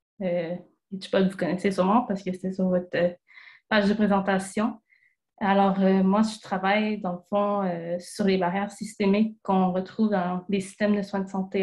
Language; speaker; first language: French; native; French